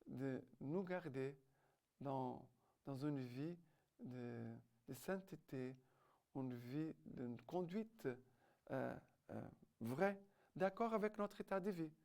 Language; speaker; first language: French; non-native, fluent; Portuguese